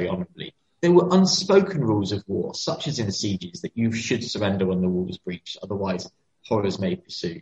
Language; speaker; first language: English; native; English